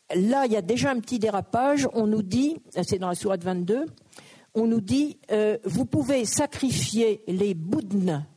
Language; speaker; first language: French; native; French